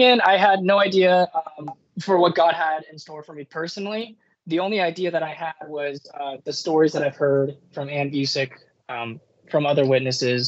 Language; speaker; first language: English; native; English